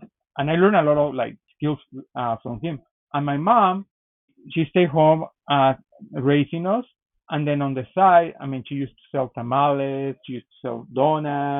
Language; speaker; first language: English; non-native, fluent; Spanish